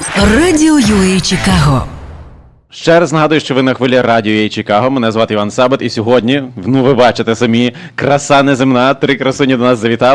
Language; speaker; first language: Ukrainian; native; Ukrainian